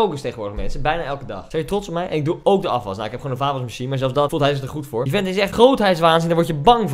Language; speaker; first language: Dutch; native; Dutch